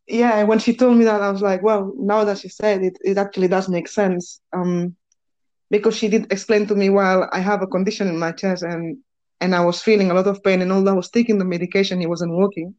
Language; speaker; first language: English; non-native, fluent; Spanish